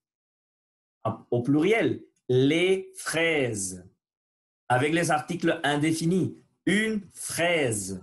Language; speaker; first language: French; non-native, learner; Spanish